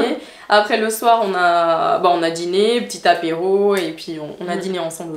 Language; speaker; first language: French; native; French